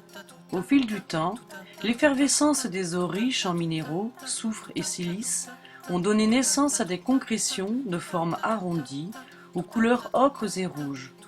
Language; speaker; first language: French; native; French